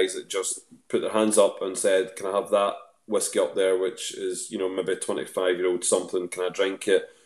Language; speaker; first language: English; native; English